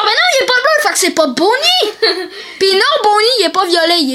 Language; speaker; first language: French; native; French